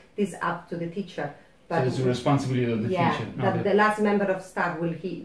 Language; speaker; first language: English; non-native, fluent; Spanish